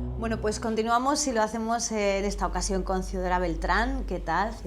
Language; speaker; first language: Spanish; native; Spanish